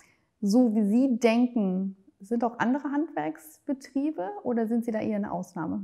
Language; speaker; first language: German; native; German